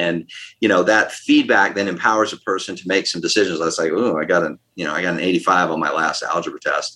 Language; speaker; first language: English; native; English